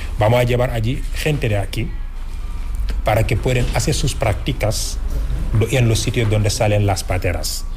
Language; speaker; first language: Spanish; non-native, fluent; Wolof